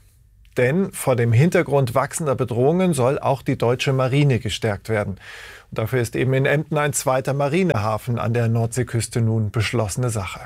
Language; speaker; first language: German; native; German